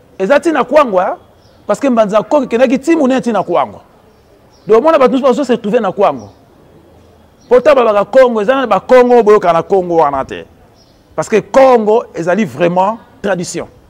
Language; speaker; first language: Lingala; non-native, local second language; Kongo